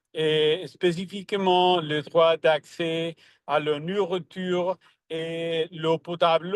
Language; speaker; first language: French; non-native, learner; Spanish